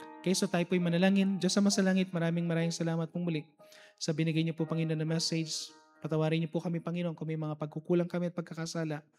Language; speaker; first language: Filipino; native; Filipino